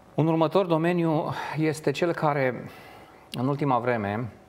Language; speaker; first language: Romanian; native; Romanian